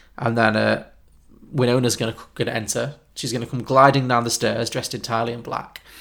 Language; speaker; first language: English; native; English